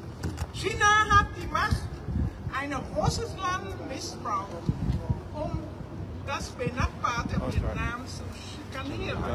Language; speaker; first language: German; non-native, fluent; Vietnamese